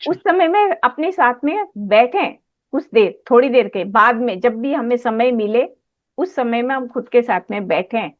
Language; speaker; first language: Hindi; native; Hindi